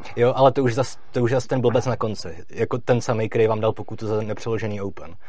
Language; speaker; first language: Czech; native; Czech